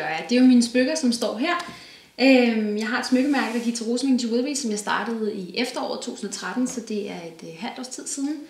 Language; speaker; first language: Danish; native; Danish